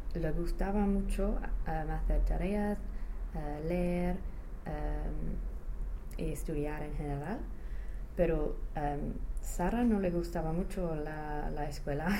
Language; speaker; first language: Spanish; non-native, fluent; English